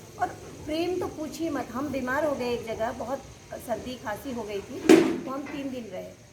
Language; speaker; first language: Hindi; non-native, local second language; Nepali